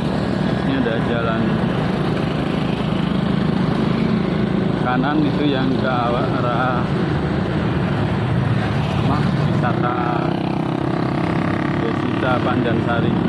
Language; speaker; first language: Indonesian; non-native, local second language; Javanese